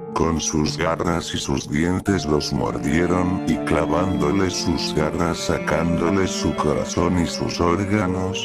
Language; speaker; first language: Spanish; native; Spanish